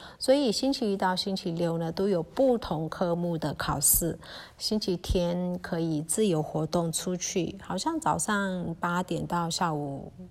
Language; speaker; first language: Chinese; early bilingual, heritage; Chinese